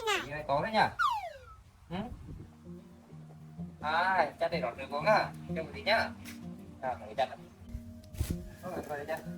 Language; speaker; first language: Vietnamese; native; Vietnamese